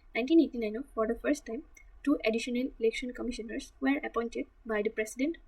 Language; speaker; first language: English; non-native, local second language; Assamese